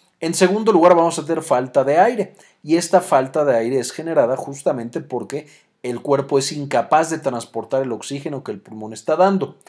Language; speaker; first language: Spanish; native; Spanish